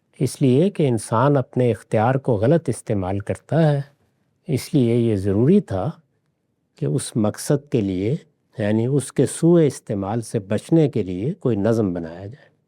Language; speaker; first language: Urdu; non-native, local second language; Punjabi